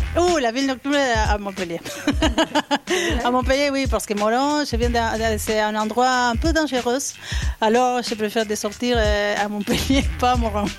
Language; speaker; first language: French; non-native, fluent; Spanish